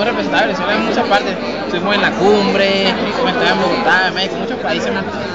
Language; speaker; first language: Spanish; native; Spanish